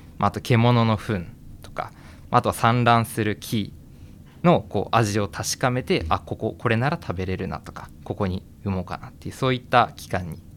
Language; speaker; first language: Japanese; native; Japanese